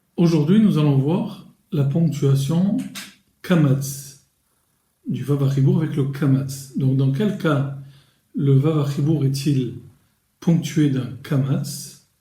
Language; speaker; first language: French; native; French